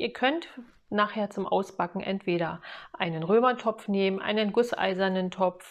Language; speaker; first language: German; native; German